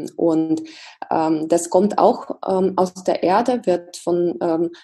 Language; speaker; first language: German; non-native, fluent; Russian